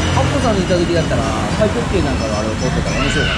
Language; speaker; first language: Japanese; native; Japanese